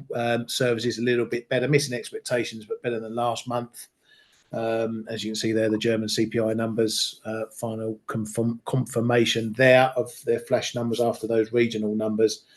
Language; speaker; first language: English; native; English